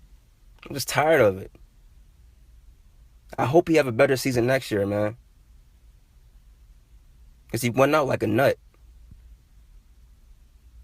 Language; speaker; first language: English; native; English